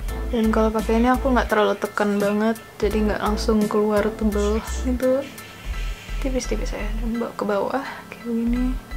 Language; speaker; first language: Indonesian; native; Indonesian